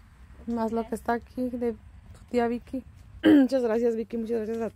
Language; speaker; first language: Spanish; native; Spanish